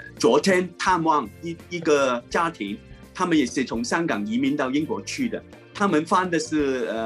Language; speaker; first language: Chinese; non-native, local second language; Cantonese